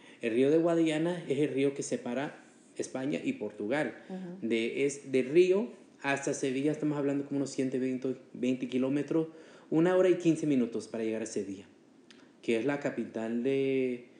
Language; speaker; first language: Spanish; early bilingual, heritage; Spanish